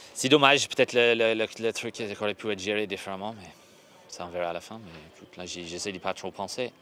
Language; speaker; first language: French; non-native, fluent; English